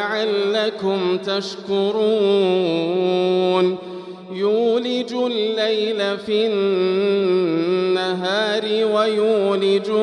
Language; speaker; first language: Arabic; native; Arabic